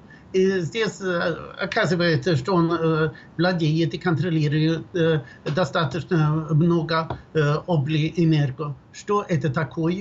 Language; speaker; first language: Russian; non-native, fluent; Swedish